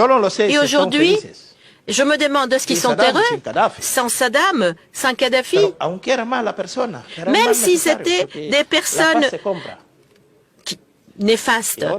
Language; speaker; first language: French; non-native, local second language; Portuguese